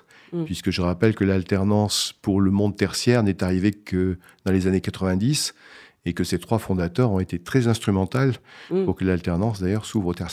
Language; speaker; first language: French; native; French